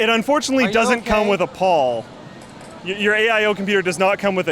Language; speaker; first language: English; native; English